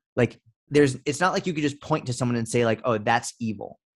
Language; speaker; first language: English; native; English